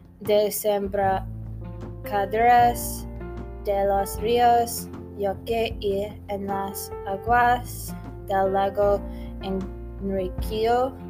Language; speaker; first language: Spanish; non-native, learner; English